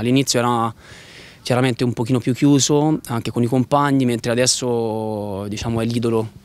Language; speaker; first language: Italian; native; Italian